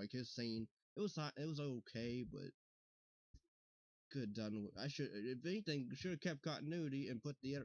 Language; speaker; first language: English; native; English